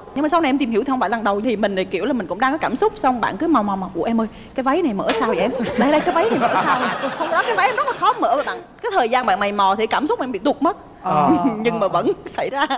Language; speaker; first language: Vietnamese; native; Vietnamese